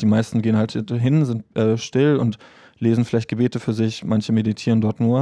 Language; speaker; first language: German; native; German